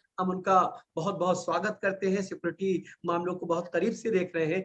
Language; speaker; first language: Hindi; native; Hindi